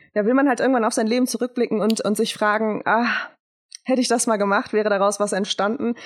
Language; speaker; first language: German; early bilingual, other home language; Turkish